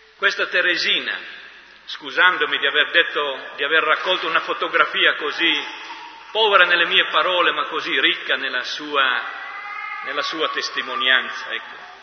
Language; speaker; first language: Italian; native; Italian